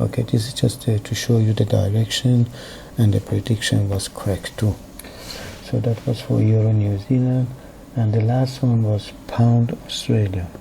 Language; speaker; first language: English; non-native, fluent; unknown